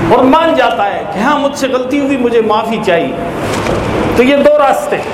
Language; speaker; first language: Urdu; native; Urdu